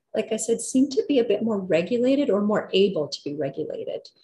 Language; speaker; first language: English; native; English